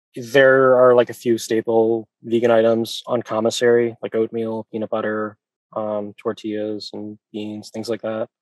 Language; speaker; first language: English; native; English